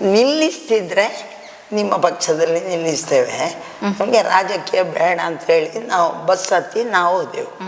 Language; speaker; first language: Kannada; non-native, local second language; Tulu